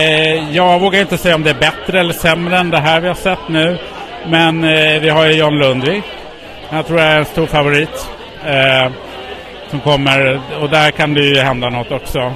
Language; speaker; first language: Swedish; native; Swedish